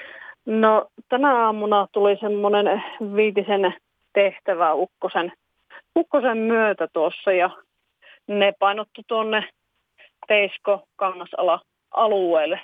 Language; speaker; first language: Finnish; native; Finnish